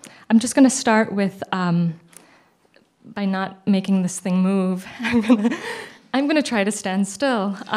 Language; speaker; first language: English; early bilingual, other home language; Persian